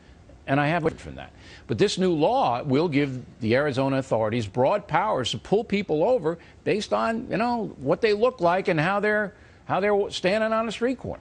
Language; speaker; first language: English; native; English